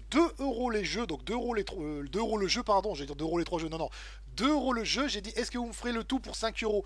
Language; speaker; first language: French; native; French